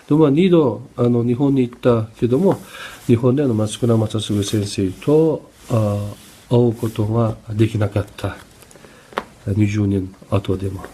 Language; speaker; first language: Japanese; non-native, fluent; Uyghur